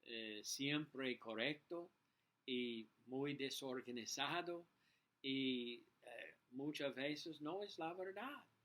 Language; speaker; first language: Spanish; non-native, learner; English